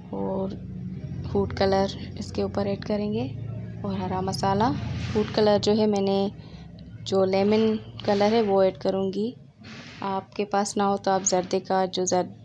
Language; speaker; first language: Urdu; non-native, local second language; Sindhi